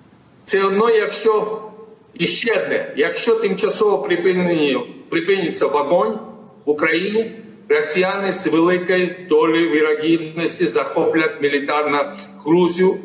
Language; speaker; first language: Ukrainian; non-native, fluent; Georgian